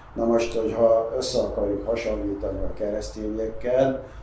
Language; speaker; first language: Hungarian; non-native, fluent; Arabic